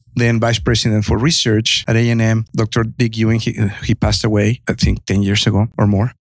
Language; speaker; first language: English; non-native, fluent; Spanish